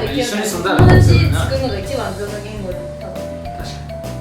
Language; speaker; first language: Japanese; native; Japanese